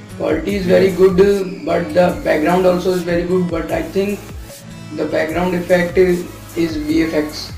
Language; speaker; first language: English; non-native, learner; Hindi